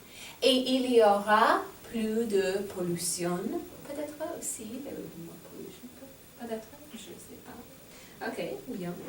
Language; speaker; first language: French; non-native, fluent; English